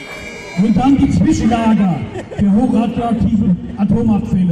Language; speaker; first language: German; native; German